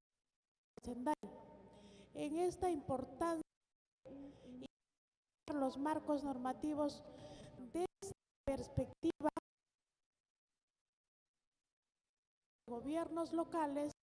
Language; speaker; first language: Spanish; native; Spanish